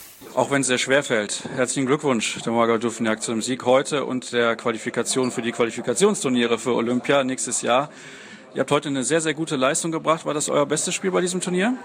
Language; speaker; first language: German; native; German